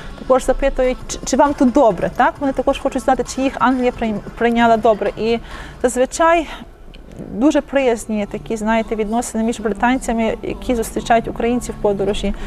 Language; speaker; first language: Ukrainian; native; Ukrainian